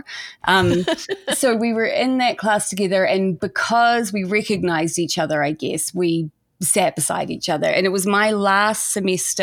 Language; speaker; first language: English; native; English